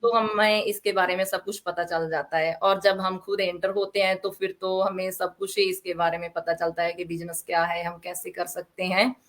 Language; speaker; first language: Hindi; non-native, local second language; Punjabi